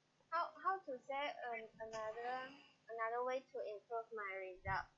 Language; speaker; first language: English; non-native, learner; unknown